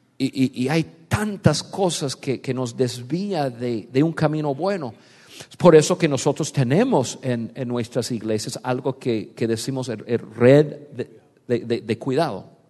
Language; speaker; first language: Spanish; non-native, fluent; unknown